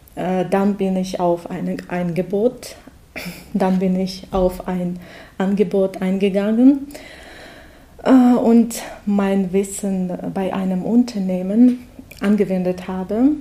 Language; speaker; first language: German; non-native, fluent; Russian